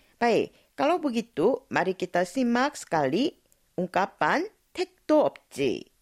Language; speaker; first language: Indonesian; non-native, fluent; Korean